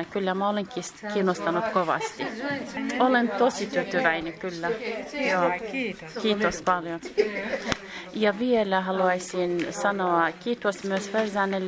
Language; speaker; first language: Finnish; non-native, learner; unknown